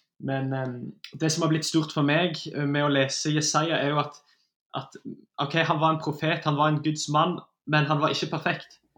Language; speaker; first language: Norwegian; native; Norwegian